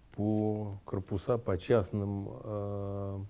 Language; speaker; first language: Russian; native; Russian